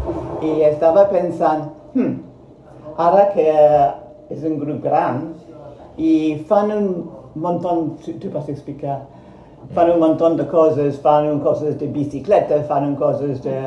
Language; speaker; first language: Catalan; non-native, fluent; Spanish